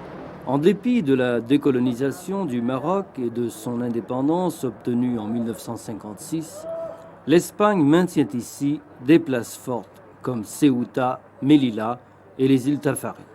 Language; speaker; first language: French; native; French